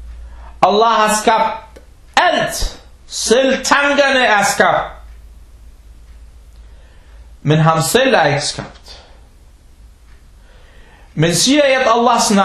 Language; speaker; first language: Danish; early bilingual, other home language; Arabic